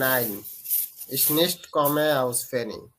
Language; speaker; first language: German; non-native, learner; Bangla